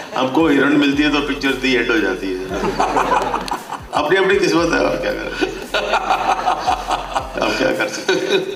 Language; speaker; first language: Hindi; native; Hindi